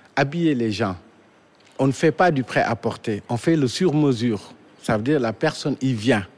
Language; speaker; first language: French; non-native, local second language; Wolof